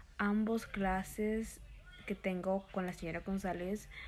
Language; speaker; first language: Spanish; early bilingual, heritage; Spanish